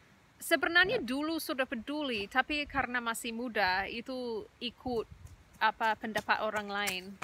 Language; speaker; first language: Indonesian; non-native, fluent; English